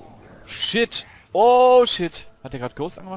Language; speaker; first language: German; native; German